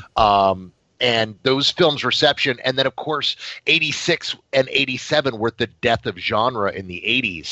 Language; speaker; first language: English; native; English